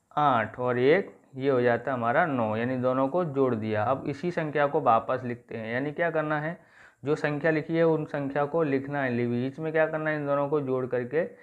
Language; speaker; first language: Hindi; native; Hindi